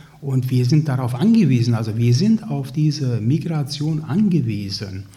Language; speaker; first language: German; early bilingual, other home language; Turkish